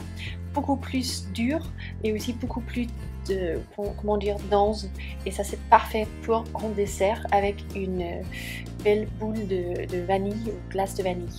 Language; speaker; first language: French; non-native, fluent; Swedish